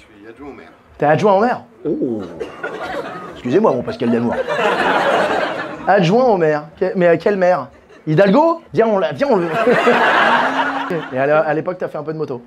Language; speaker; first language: French; native; French